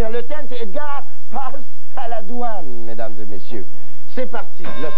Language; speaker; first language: French; native; French